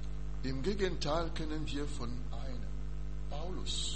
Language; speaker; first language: German; non-native, learner; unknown